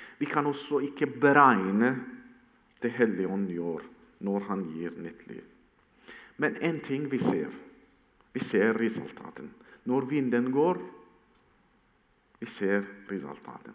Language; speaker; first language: Norwegian; non-native, fluent; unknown